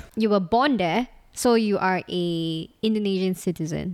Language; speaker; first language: English; native; English